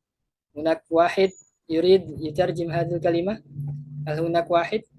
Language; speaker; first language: Arabic; non-native, fluent; Indonesian